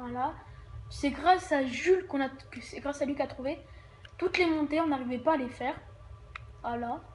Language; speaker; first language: French; native; French